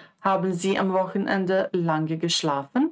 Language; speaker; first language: German; non-native, fluent; Croatian